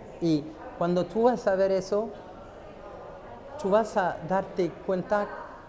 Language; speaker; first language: Spanish; non-native, fluent; French